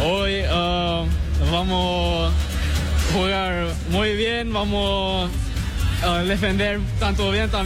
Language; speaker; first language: Portuguese; non-native, learner; Spanish